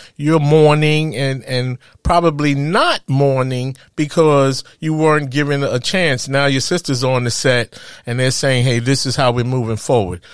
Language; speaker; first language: English; native; English